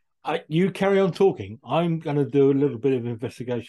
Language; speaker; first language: English; native; English